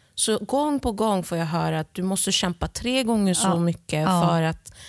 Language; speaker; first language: Swedish; early bilingual, other home language; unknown